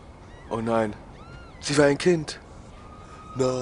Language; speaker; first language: German; native; German